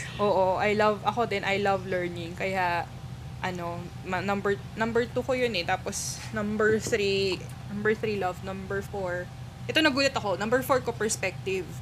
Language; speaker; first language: Filipino; native; Filipino